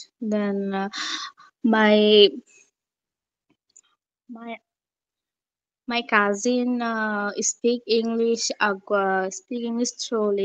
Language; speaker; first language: English; non-native, learner; Bangla